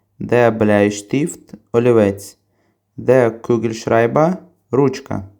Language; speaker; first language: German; non-native, fluent; Ukrainian